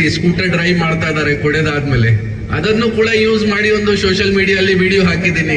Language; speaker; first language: Kannada; non-native, local second language; Hindi